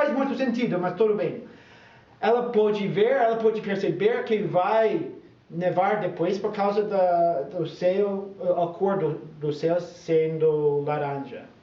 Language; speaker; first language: Portuguese; non-native, fluent; English